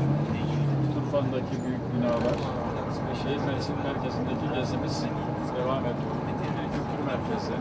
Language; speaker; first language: Turkish; native; Turkish